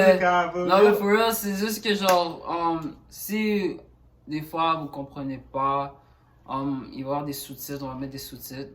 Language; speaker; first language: French; early bilingual, other home language; Haitian Creole